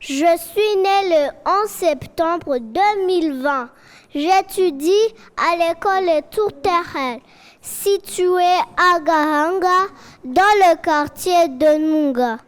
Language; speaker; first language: French; non-native, learner; Kinyarwanda